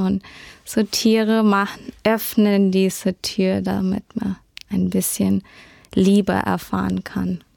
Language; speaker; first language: German; early bilingual, heritage; German